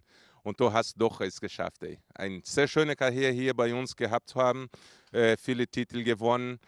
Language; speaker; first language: German; non-native, fluent; Portuguese